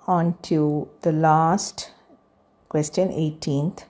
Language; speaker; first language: English; non-native, local second language; Malayalam